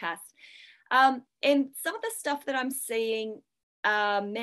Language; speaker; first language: English; native; English